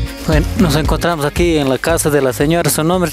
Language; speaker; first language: Spanish; native; Spanish